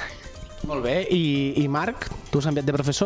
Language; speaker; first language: Catalan; native; Catalan